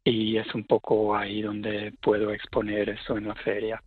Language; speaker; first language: Spanish; non-native, fluent; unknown